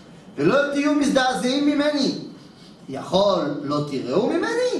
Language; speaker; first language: Hebrew; non-native, fluent; French